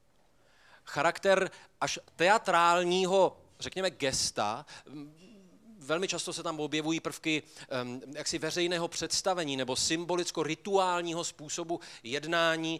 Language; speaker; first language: Czech; native; Czech